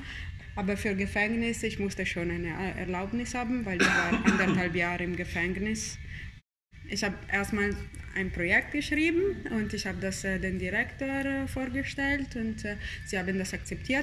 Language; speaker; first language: German; non-native, fluent; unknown